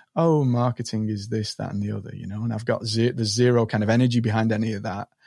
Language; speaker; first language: English; native; English